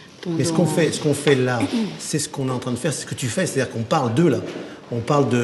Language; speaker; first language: French; native; French